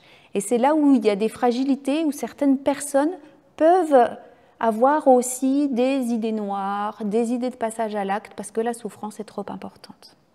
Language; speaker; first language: French; native; French